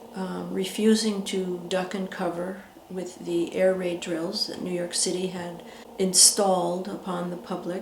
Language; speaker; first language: English; native; English